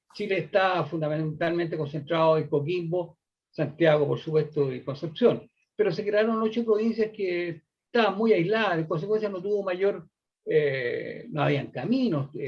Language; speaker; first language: Spanish; native; Spanish